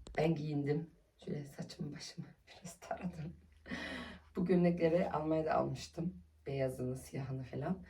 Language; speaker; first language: Turkish; early bilingual, heritage; Turkish